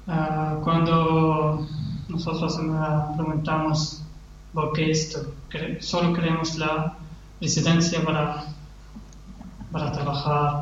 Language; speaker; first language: Spanish; non-native, learner; Arabic